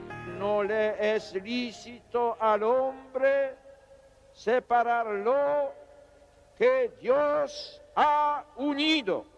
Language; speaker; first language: Spanish; non-native, fluent; Polish